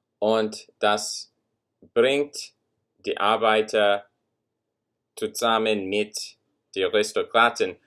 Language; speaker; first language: German; non-native, learner; English